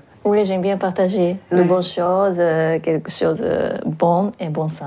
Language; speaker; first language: French; non-native, fluent; Japanese